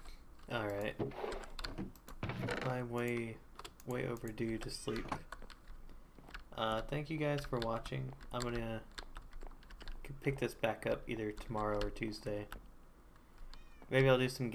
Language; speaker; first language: English; native; English